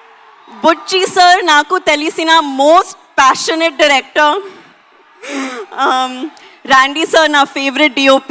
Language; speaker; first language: Telugu; non-native, learner; Hindi